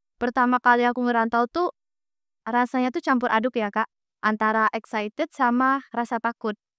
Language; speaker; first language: Indonesian; native; Indonesian